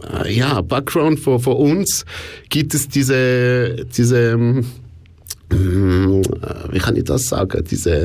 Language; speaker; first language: German; non-native, local second language; French